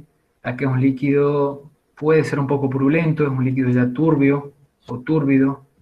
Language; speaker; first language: Spanish; native; Spanish